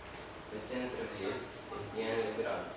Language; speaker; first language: French; non-native, learner; Romanian